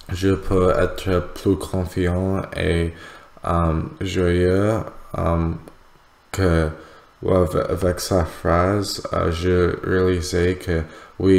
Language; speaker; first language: French; non-native, learner; English